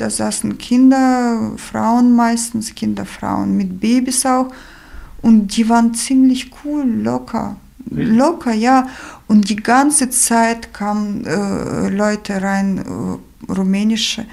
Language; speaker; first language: German; non-native, fluent; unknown